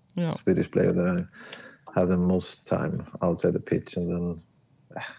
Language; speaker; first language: English; non-native, learner; Swedish